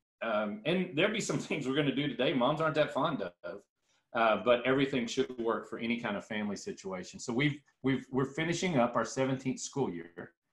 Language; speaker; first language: English; native; English